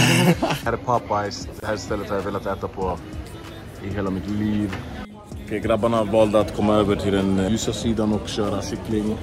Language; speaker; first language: Swedish; native; Swedish